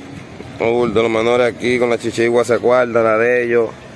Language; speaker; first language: Spanish; native; Spanish